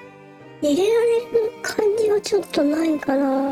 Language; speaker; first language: Japanese; native; Japanese